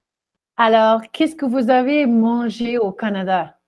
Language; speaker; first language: French; non-native, fluent; Spanish